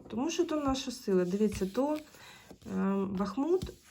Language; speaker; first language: Ukrainian; native; Ukrainian